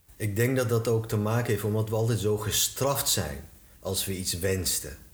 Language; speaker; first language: Dutch; early bilingual, other home language; Turkish